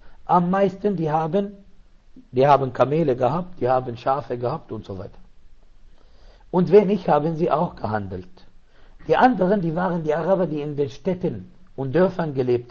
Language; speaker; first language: German; non-native, fluent; Arabic